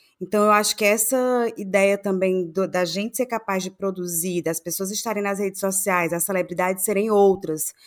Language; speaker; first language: Portuguese; native; Portuguese